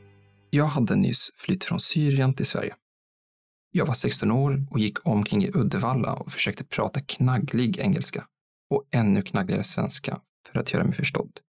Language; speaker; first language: Swedish; non-native, fluent; Arabic